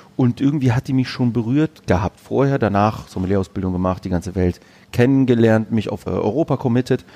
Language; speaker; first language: German; early bilingual, other home language; Greek